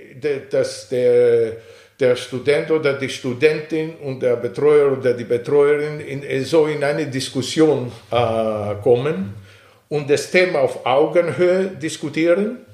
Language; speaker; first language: German; non-native, fluent; Greek